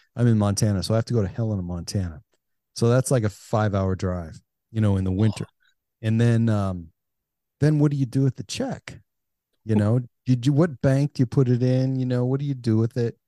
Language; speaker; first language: English; native; English